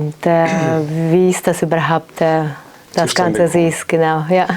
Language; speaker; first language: German; non-native, fluent; Kyrgyz